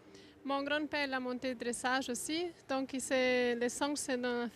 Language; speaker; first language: French; non-native, learner; Portuguese